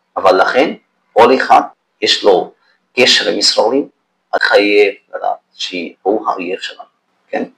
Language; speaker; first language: Hebrew; non-native, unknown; Arabic